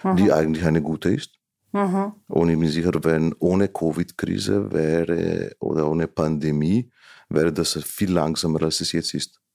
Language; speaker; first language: German; non-native, fluent; Slovenian